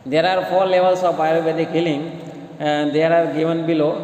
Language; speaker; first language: English; non-native, local second language; Gujarati